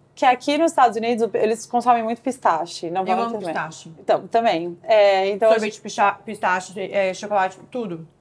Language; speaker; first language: Portuguese; native; Portuguese